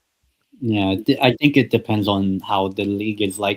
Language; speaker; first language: English; native; English